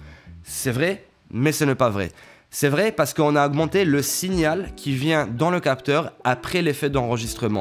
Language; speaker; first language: French; native; French